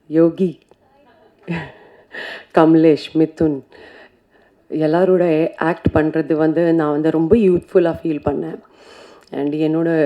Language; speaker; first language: Tamil; non-native, fluent; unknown